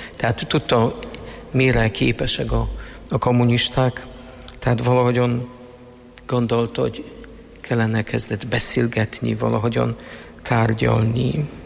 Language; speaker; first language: Hungarian; non-native, fluent; Polish